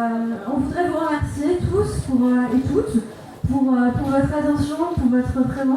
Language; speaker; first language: French; native; French